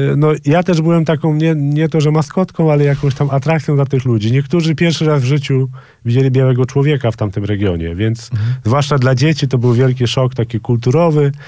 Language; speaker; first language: Polish; native; Polish